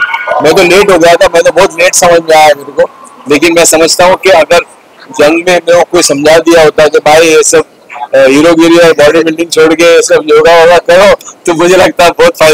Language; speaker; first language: Hindi; native; Hindi